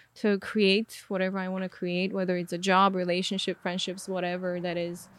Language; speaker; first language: English; non-native, fluent; Armenian